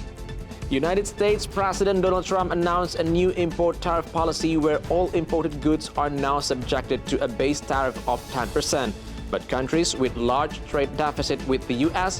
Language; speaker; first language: English; non-native, fluent; Indonesian